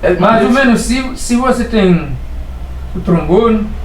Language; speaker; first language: Portuguese; non-native, learner; Haitian Creole